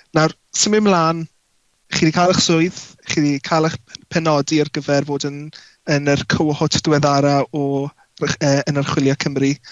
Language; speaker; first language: Welsh; native; Welsh